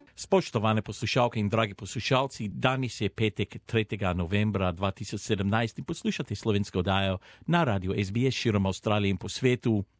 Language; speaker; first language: Slovenian; early bilingual, heritage; Slovenian